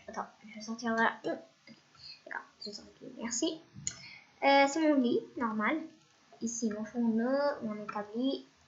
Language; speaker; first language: French; non-native, fluent; Spanish